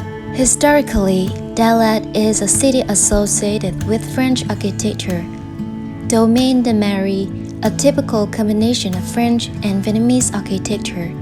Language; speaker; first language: English; non-native, fluent; Vietnamese